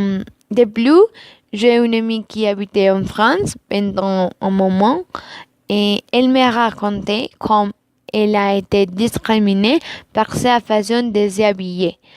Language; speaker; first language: French; non-native, learner; Spanish